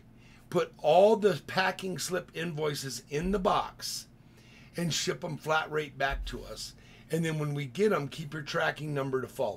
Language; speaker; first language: English; native; English